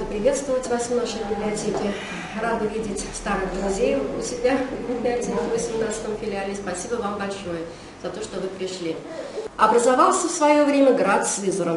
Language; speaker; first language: Russian; native; Russian